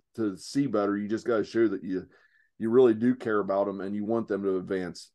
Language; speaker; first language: English; native; English